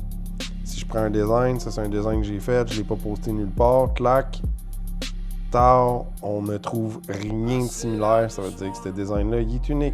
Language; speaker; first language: French; native; French